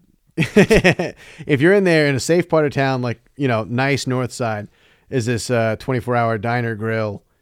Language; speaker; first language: English; native; English